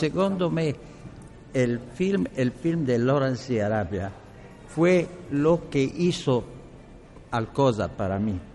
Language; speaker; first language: Spanish; non-native, learner; Arabic